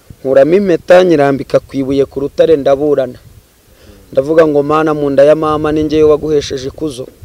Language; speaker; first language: Kinyarwanda; native; Kinyarwanda